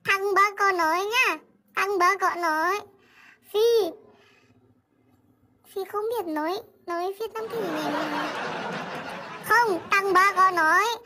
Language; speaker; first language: Vietnamese; non-native, learner; Indonesian